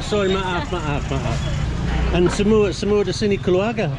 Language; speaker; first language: Indonesian; non-native, learner; English